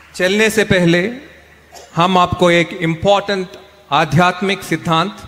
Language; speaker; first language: Hindi; non-native, local second language; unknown